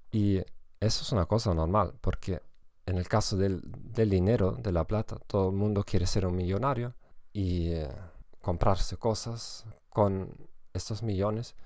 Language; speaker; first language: Spanish; non-native, fluent; German